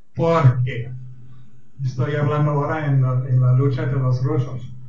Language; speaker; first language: Spanish; non-native, fluent; German